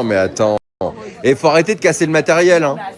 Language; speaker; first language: French; native; French